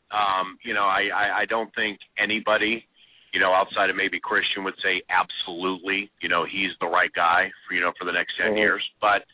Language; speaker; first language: English; native; English